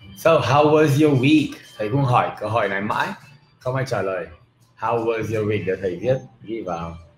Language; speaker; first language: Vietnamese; non-native, fluent; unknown